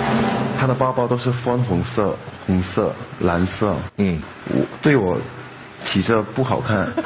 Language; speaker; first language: Chinese; non-native, fluent; Korean